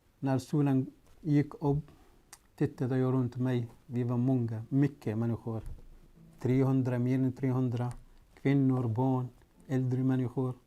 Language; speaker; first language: Swedish; non-native, fluent; Arabic